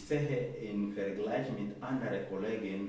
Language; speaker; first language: German; non-native, fluent; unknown